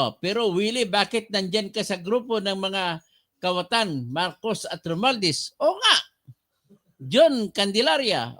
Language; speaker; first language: Filipino; non-native, local second language; Cebuano